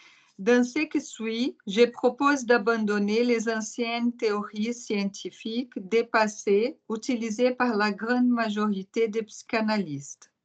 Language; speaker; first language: French; non-native, fluent; Portuguese